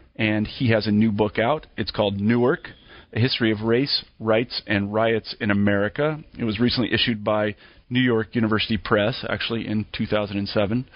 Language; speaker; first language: English; native; English